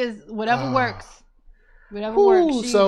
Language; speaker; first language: English; native; English